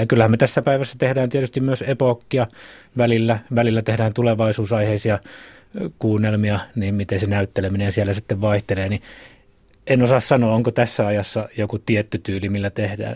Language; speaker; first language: Finnish; native; Finnish